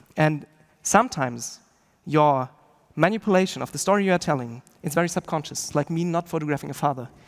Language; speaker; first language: English; non-native, fluent; German